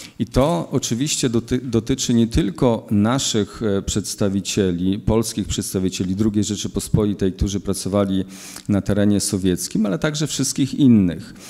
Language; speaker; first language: Polish; native; Polish